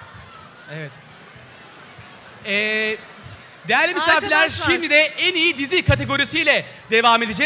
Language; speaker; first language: Turkish; native; Turkish